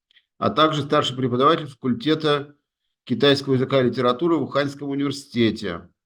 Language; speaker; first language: Russian; native; Russian